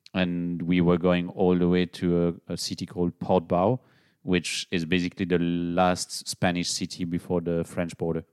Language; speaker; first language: English; non-native, fluent; French